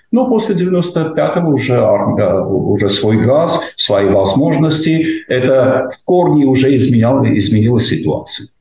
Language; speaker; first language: Russian; non-native, local second language; Armenian